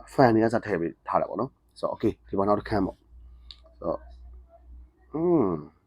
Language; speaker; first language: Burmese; native; Burmese